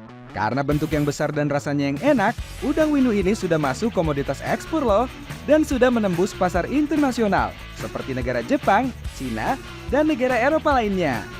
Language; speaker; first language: Indonesian; native; Indonesian